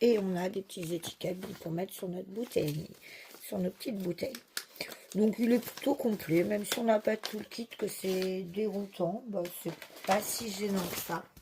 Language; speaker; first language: French; native; French